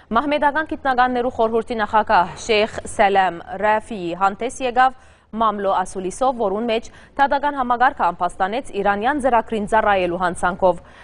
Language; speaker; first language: Armenian; early bilingual, heritage; Armenian